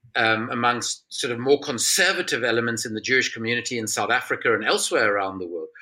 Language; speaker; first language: English; native; English